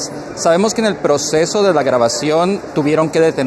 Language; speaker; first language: Spanish; native; Spanish